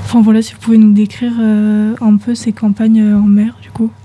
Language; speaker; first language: French; non-native, fluent; Spanish